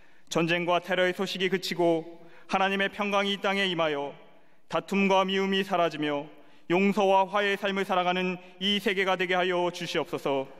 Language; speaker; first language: Korean; native; Korean